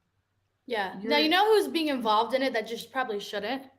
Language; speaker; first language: English; native; English